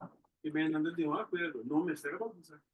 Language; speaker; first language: Portuguese; non-native, learner; Papiamento